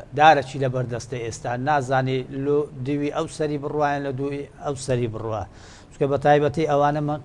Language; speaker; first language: Central Kurdish; non-native, local second language; Turkish